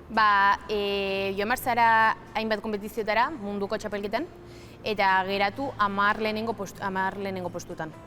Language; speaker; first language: Basque; native; Basque